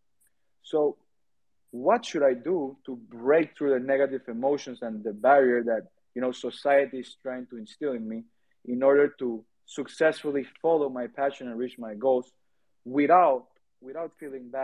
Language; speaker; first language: English; non-native, fluent; Spanish